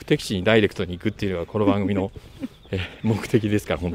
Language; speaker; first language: Japanese; native; Japanese